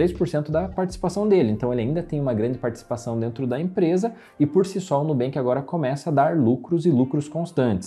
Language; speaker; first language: Portuguese; native; Portuguese